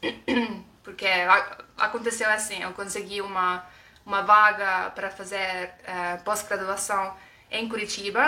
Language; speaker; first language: Portuguese; non-native, fluent; Estonian